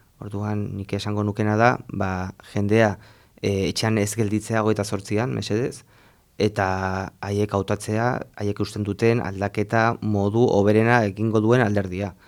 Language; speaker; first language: Basque; non-native, local second language; Spanish